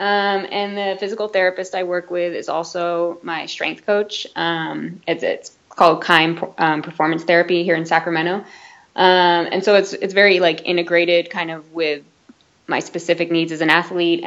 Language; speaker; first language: English; native; English